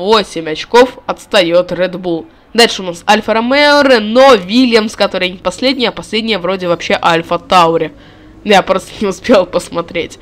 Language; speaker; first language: Russian; native; Russian